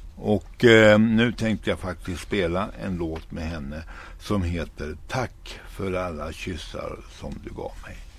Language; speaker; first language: Swedish; native; Swedish